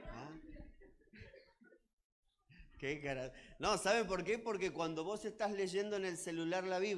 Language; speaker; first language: Spanish; native; Spanish